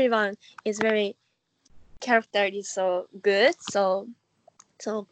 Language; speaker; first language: English; non-native, learner; Japanese